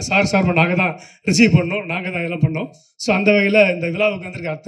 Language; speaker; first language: Tamil; native; Tamil